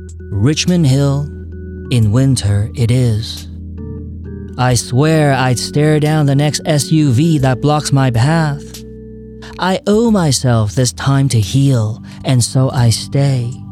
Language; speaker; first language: English; non-native, local second language; Cantonese